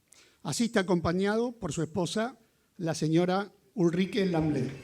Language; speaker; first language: Spanish; native; Spanish